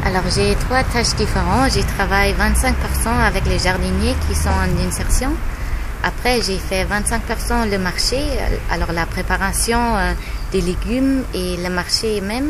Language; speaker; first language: French; non-native, fluent; German